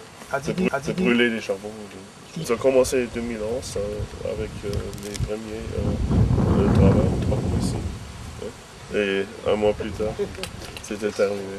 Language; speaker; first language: French; non-native, fluent; German